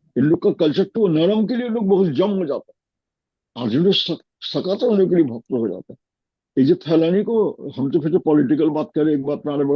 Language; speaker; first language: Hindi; non-native, fluent; Bangla